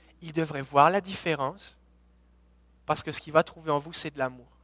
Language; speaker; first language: French; native; French